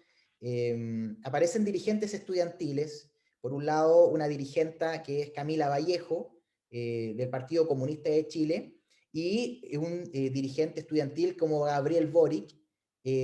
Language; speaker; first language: Spanish; native; Spanish